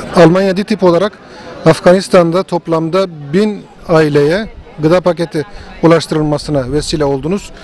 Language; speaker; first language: Turkish; native; Turkish